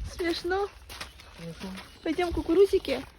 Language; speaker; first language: Russian; native; Russian